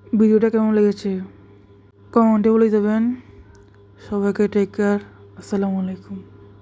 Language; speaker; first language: Bangla; native; Bangla